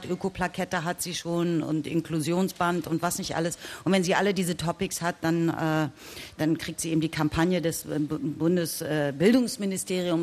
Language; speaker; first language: German; native; German